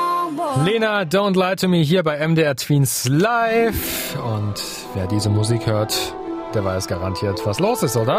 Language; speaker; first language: German; native; German